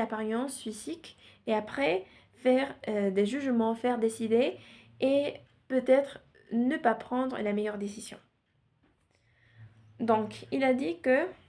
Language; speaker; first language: French; non-native, learner; Spanish